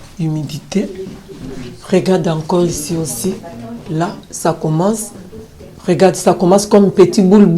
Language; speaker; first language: French; non-native, learner; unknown